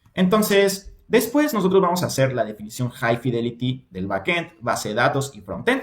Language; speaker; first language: Spanish; native; Spanish